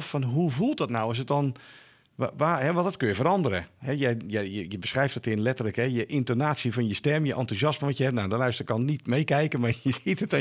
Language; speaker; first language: Dutch; native; Dutch